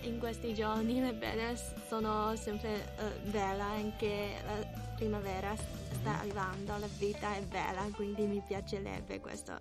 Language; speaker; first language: Italian; non-native, learner; Chinese